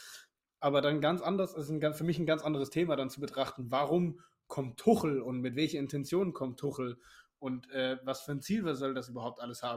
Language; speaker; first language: German; native; German